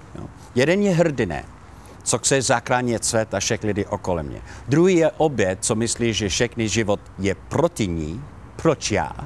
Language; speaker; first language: Czech; non-native, learner; Italian